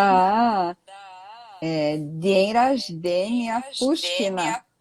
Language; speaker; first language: Russian; non-native, learner; Portuguese